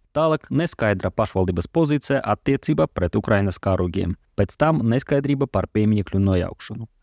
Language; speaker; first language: Latvian; non-native, local second language; Russian